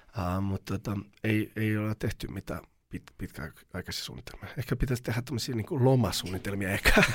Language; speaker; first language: Finnish; non-native, fluent; Serbian